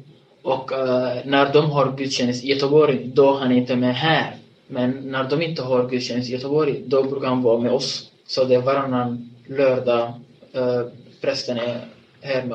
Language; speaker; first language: Swedish; non-native, fluent; Tigrinya